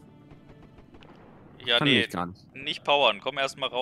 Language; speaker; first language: German; native; German